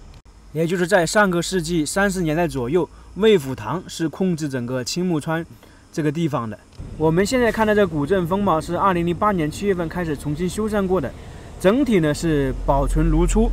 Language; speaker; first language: Chinese; native; Chinese